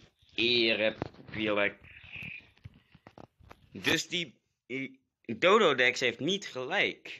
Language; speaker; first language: Dutch; native; Dutch